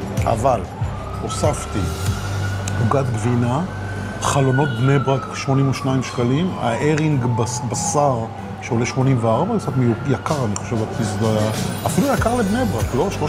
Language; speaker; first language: Hebrew; native; Hebrew